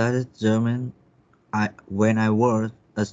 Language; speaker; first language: English; non-native, learner; Vietnamese